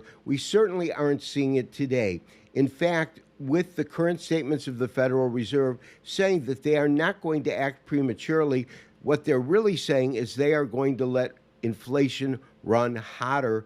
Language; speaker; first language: English; native; English